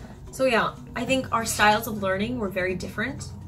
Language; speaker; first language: English; early bilingual, other home language; Japanese